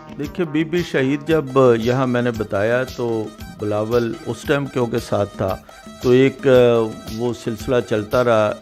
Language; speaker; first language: Urdu; non-native, local second language; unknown